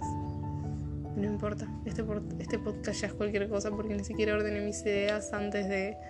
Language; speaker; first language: Spanish; native; Spanish